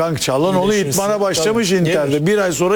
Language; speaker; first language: Turkish; native; Turkish